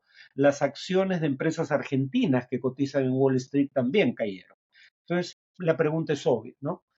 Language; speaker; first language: Spanish; native; Spanish